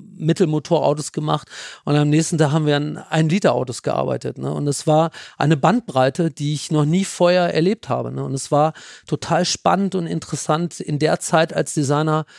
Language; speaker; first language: German; native; German